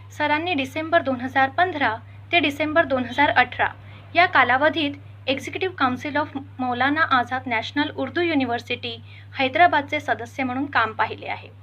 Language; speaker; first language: Marathi; native; Marathi